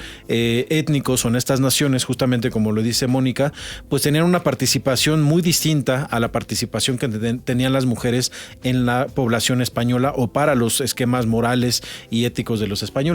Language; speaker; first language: Spanish; native; Spanish